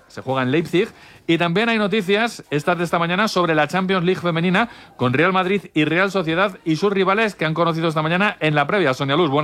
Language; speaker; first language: Spanish; native; Spanish